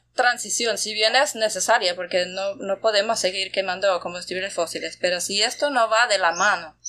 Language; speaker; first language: Spanish; non-native, fluent; German